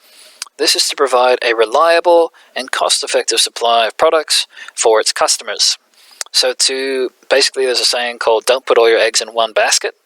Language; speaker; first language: English; native; English